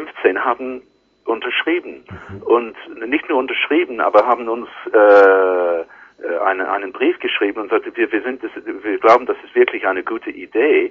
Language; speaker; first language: German; non-native, learner; English